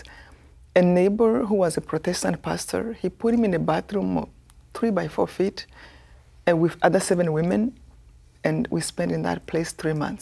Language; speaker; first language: English; non-native, local second language; Kinyarwanda